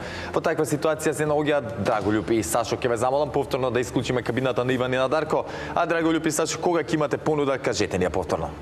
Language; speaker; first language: Macedonian; native; Macedonian